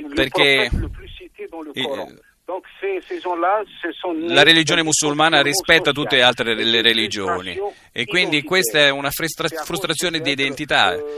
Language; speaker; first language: Italian; non-native, fluent; Arabic